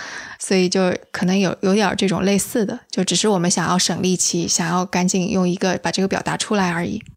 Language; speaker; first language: Chinese; native; Chinese